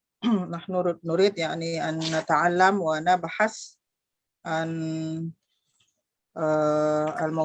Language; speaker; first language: Arabic; non-native, fluent; Indonesian